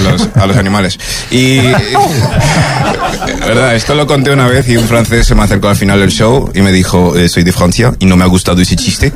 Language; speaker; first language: Spanish; early bilingual, other home language; English